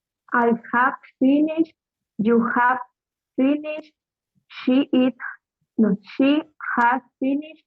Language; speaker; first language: English; non-native, learner; Spanish